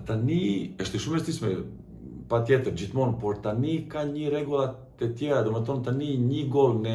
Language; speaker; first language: Albanian; non-native, learner; Serbian